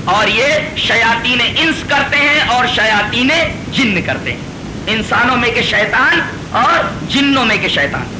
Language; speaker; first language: Urdu; native; Urdu